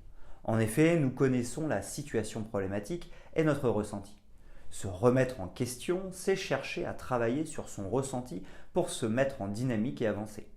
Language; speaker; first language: French; native; French